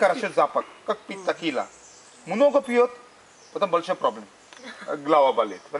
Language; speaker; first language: Russian; non-native, learner; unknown